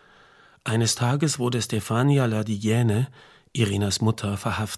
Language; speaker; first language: German; native; German